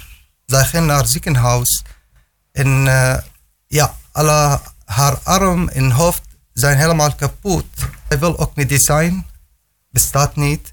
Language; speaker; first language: Dutch; non-native, learner; Arabic